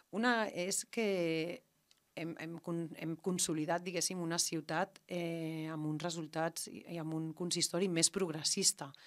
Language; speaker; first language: Catalan; native; Catalan